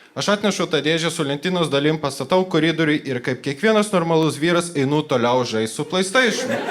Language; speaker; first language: Lithuanian; non-native, local second language; Polish